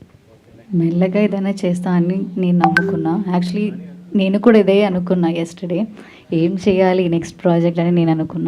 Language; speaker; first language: Telugu; non-native, learner; Malayalam